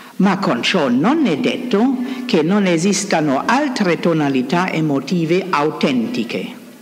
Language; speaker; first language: Italian; non-native, fluent; German